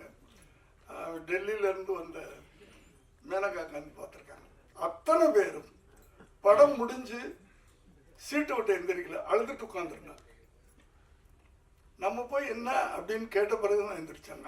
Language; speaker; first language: Tamil; native; Tamil